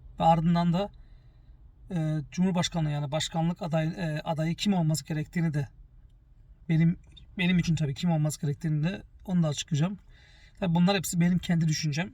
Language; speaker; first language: Turkish; early bilingual, heritage; Turkish